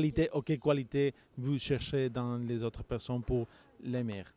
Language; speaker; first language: French; non-native, learner; Spanish